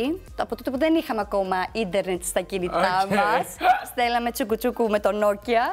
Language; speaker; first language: Greek; native; Greek